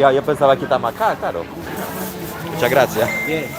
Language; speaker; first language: Spanish; non-native, learner; Polish